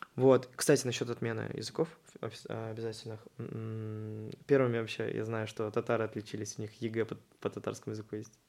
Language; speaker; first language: Russian; native; Russian